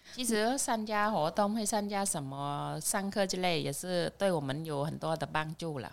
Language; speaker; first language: Chinese; non-native, fluent; Vietnamese